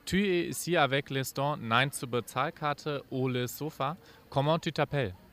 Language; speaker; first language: French; non-native, fluent; German